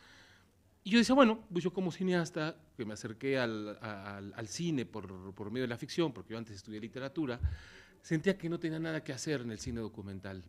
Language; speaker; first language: Spanish; native; Spanish